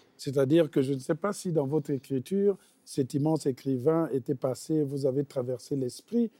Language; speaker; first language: French; non-native, local second language; Bembe